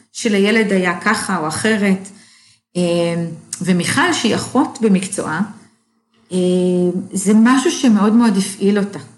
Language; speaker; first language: Hebrew; native; Hebrew